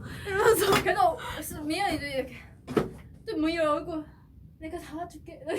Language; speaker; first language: Korean; non-native, learner; Chinese